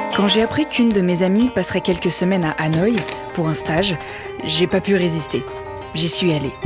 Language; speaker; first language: French; native; French